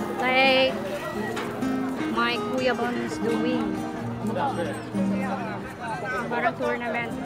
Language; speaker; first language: English; non-native, local second language; Filipino